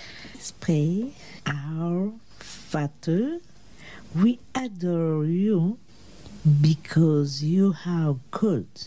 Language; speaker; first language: English; non-native, learner; French